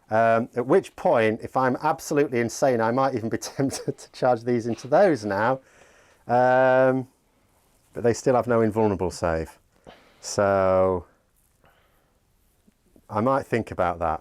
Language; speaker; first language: English; native; English